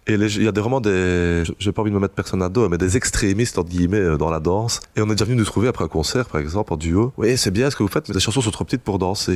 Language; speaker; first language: French; native; French